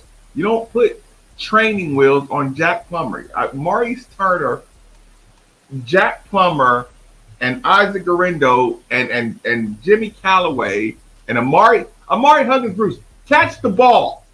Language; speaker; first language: English; native; English